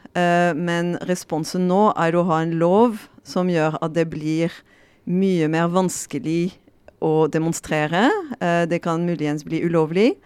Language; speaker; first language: Norwegian; non-native, fluent; French